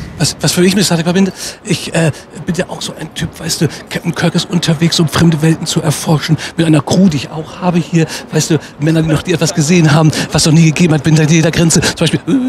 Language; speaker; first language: German; native; German